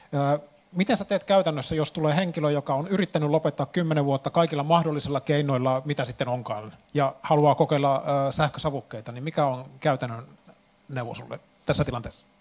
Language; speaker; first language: Finnish; native; Finnish